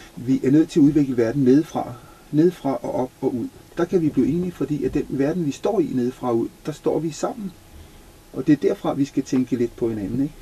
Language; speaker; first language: Danish; native; Danish